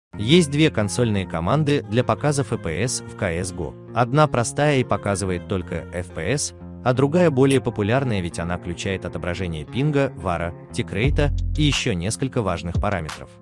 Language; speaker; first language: Russian; native; Russian